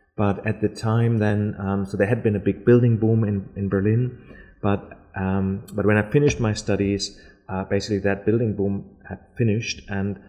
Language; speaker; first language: English; non-native, fluent; German